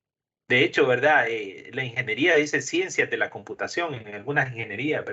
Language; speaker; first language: Spanish; native; Spanish